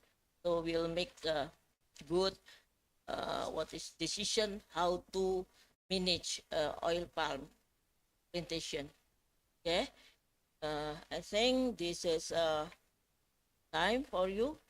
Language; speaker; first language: English; non-native, fluent; Indonesian